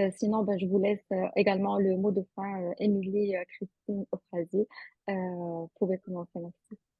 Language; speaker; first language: French; non-native, local second language; Arabic